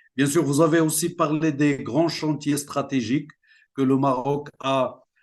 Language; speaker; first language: French; non-native, local second language; Central Atlas Tamazight